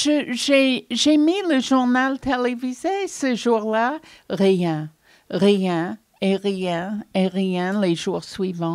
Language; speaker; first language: French; non-native, fluent; English